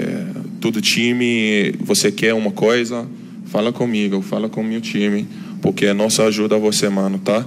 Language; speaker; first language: Portuguese; non-native, learner; Turkish